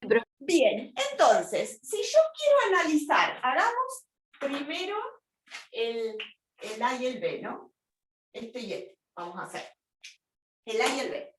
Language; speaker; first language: Spanish; native; Spanish